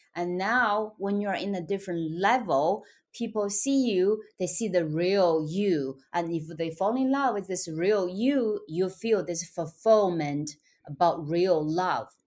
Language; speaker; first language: English; non-native, fluent; Chinese